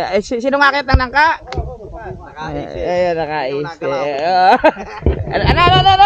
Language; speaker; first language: Filipino; native; Filipino